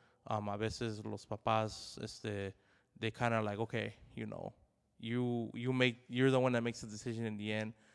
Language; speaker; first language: English; early bilingual, other home language; Spanish